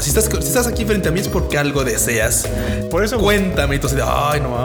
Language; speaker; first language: Spanish; native; Spanish